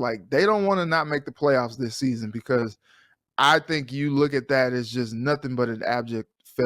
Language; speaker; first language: English; native; English